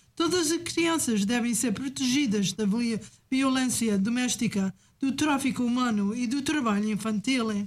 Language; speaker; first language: Portuguese; native; Portuguese